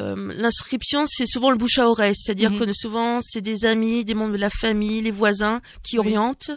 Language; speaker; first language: French; native; French